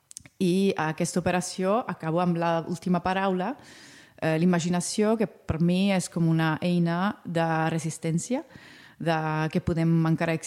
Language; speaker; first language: Catalan; non-native, fluent; Italian